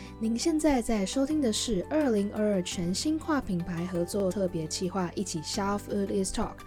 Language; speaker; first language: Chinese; native; Chinese